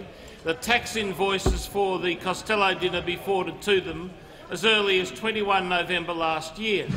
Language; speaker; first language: English; native; English